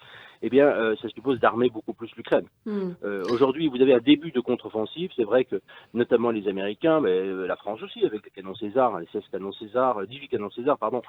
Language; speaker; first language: French; native; French